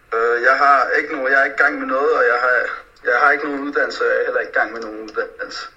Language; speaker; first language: Danish; early bilingual, other home language; Faroese